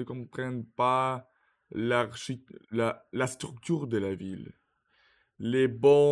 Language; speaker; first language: French; non-native, learner; Russian